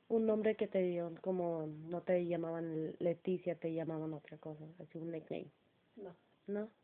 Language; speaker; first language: Spanish; early bilingual, heritage; Spanish